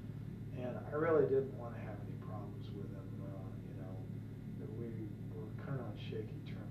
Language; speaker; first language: English; native; English